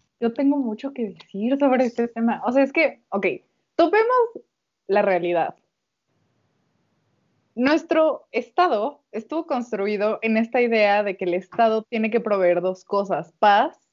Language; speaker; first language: Spanish; native; Spanish